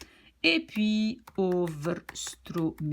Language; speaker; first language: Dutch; non-native, fluent; French